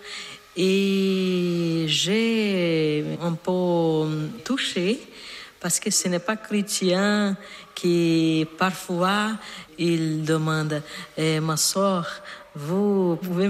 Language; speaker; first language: French; non-native, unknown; Portuguese